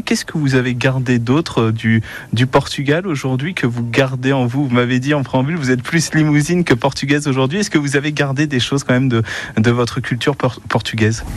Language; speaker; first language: French; native; French